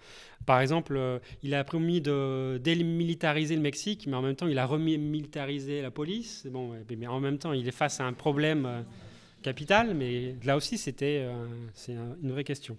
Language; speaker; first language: French; native; French